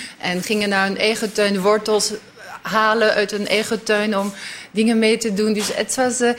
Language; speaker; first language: Dutch; non-native, fluent; French